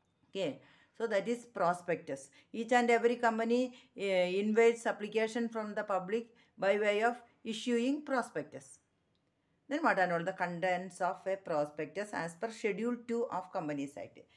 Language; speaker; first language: English; non-native, local second language; Tamil